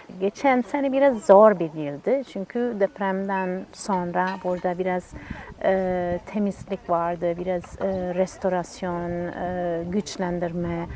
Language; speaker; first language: Turkish; non-native, learner; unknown